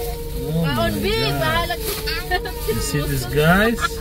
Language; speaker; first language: English; non-native, learner; Polish